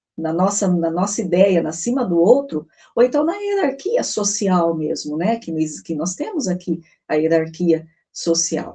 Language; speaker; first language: Portuguese; native; Portuguese